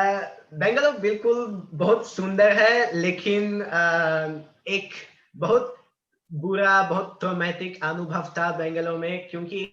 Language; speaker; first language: Hindi; non-native, learner; Italian